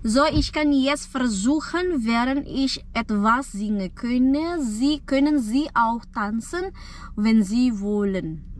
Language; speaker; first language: German; non-native, learner; Indonesian